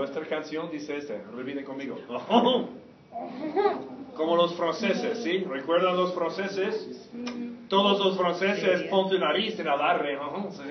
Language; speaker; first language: Spanish; non-native, fluent; English